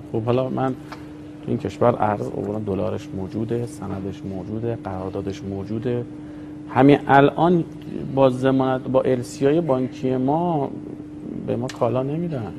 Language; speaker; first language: Persian; native; Persian